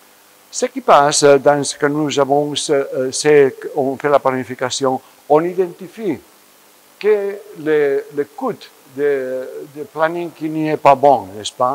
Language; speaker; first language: French; non-native, fluent; Spanish